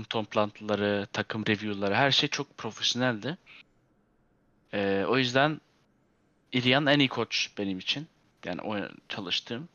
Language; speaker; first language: Turkish; early bilingual, heritage; Turkish